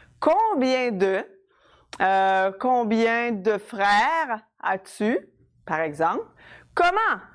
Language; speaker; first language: French; non-native, fluent; English